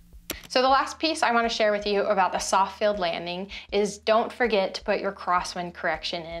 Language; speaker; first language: English; native; English